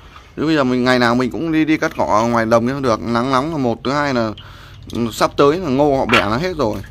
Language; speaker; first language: Vietnamese; native; Vietnamese